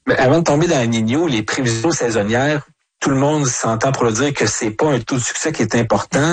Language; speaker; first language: French; native; French